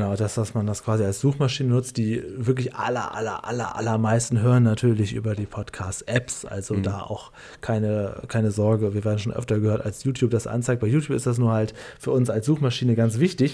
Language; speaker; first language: German; native; German